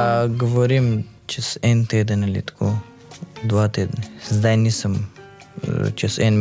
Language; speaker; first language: Slovenian; non-native, learner; Urdu